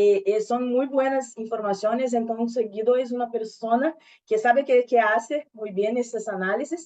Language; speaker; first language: Spanish; non-native, learner; Portuguese